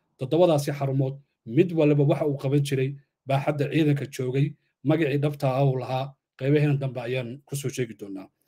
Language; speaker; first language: Somali; native; Somali